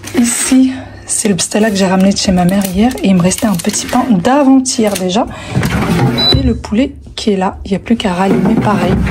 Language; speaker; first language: French; early bilingual, other home language; Arabic